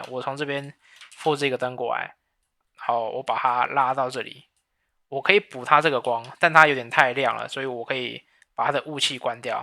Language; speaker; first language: Chinese; native; Chinese